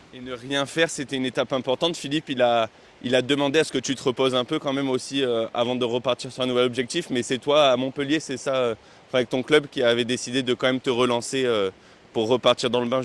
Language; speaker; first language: French; native; French